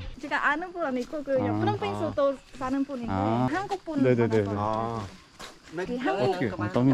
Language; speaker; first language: Korean; non-native, learner; Khmer